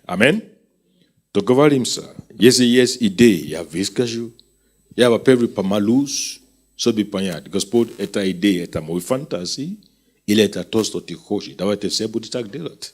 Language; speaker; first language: Russian; non-native, fluent; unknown